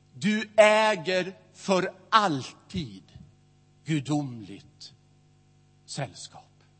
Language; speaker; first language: Swedish; native; Swedish